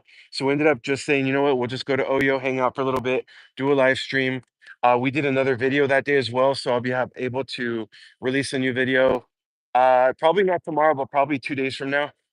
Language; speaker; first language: English; native; English